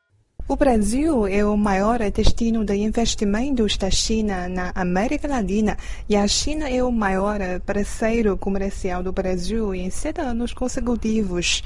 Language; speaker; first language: Portuguese; non-native, fluent; Chinese